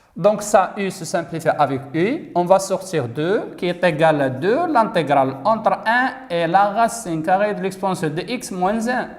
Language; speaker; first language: French; non-native, local second language; Arabic